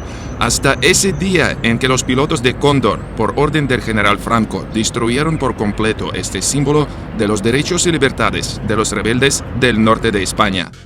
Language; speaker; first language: Spanish; non-native, fluent; Russian